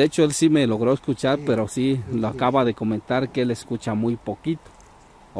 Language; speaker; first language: Spanish; native; Spanish